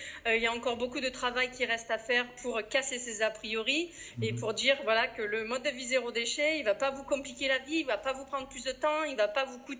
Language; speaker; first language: French; native; French